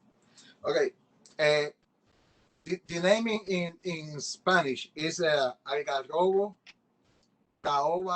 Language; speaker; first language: English; non-native, local second language; Spanish